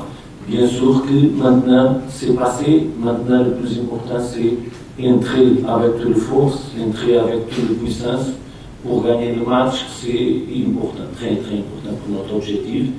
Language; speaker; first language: French; non-native, fluent; Portuguese